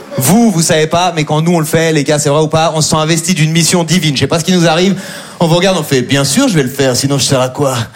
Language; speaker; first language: French; native; French